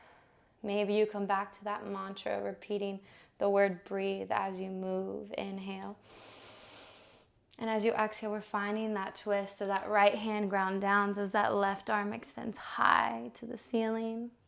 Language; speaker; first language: English; native; English